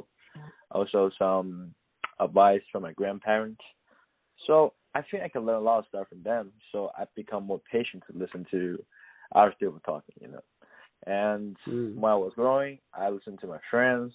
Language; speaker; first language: English; non-native, local second language; Cantonese